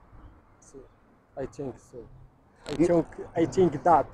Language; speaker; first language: English; non-native, learner; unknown